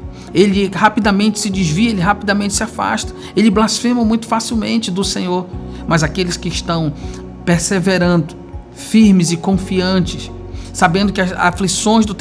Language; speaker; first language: Portuguese; native; Portuguese